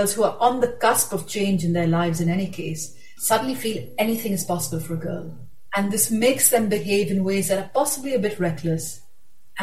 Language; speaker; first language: English; non-native, local second language; Urdu